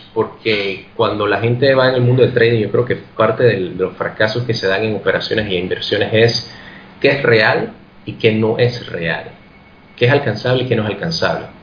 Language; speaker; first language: Spanish; native; Spanish